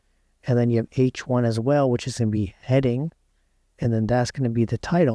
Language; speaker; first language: English; native; English